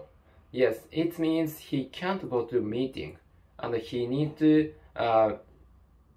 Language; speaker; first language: English; non-native, learner; Japanese